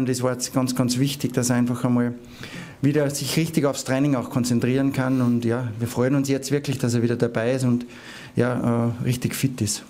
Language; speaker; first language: German; native; German